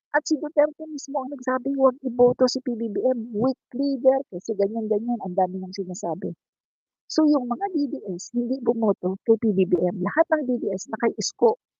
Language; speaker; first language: Filipino; non-native, local second language; Cebuano